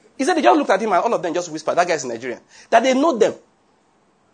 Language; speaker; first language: English; non-native, local second language; Yoruba